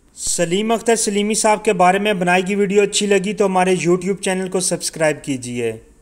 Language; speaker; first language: Urdu; non-native, local second language; Punjabi